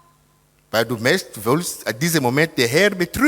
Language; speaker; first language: German; non-native, fluent; Lingala